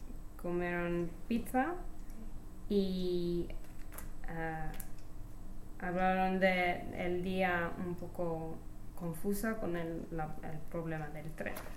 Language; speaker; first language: Spanish; non-native, learner; English